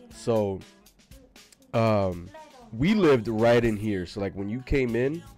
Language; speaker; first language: English; native; English